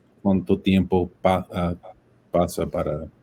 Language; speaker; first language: Spanish; non-native, fluent; English